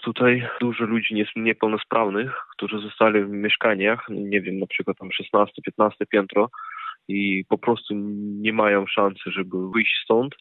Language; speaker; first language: Polish; non-native, fluent; Ukrainian